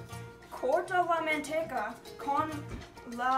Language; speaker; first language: Spanish; non-native, learner; English